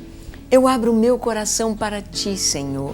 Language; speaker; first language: Portuguese; native; Portuguese